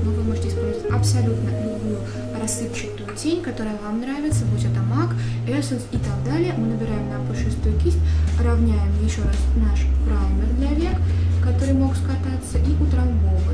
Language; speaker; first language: Russian; native; Russian